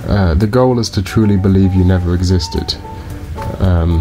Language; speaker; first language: English; native; English